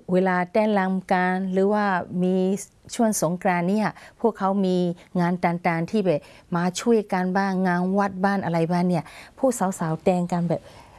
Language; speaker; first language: Thai; non-native, fluent; Burmese